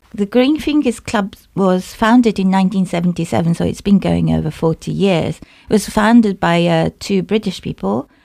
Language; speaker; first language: English; non-native, fluent; Japanese